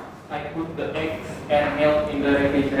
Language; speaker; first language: English; non-native, learner; Indonesian